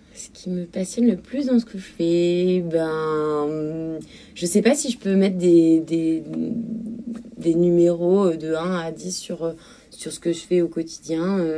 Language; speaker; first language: French; native; French